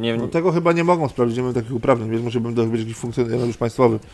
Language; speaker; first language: Polish; native; Polish